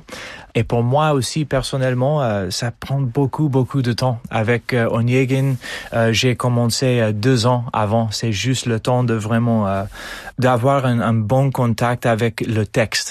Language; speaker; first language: French; non-native, fluent; English